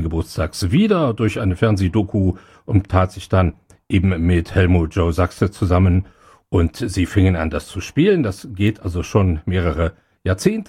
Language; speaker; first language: German; native; German